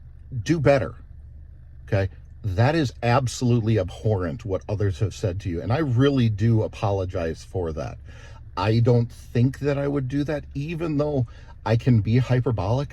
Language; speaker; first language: English; native; English